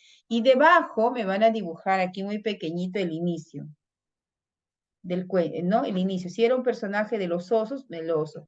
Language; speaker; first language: Spanish; native; Spanish